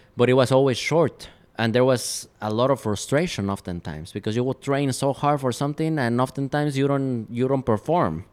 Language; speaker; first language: English; non-native, fluent; Spanish